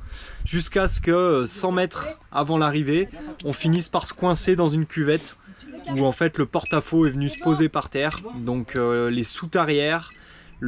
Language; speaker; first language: French; native; French